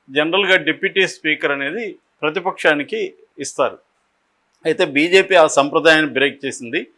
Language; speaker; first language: Telugu; native; Telugu